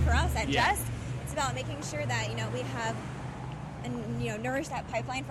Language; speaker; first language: English; native; English